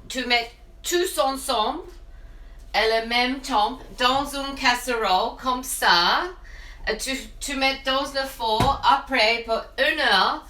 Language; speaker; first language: French; non-native, learner; English